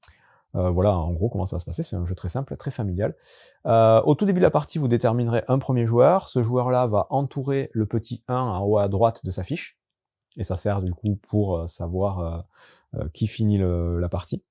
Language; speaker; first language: French; native; French